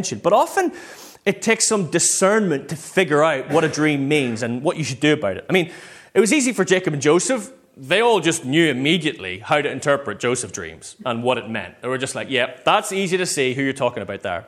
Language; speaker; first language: English; native; English